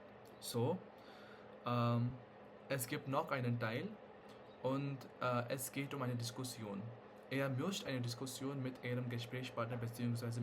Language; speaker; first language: German; non-native, fluent; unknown